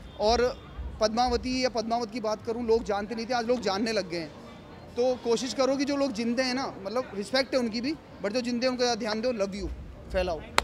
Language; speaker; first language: Hindi; native; Hindi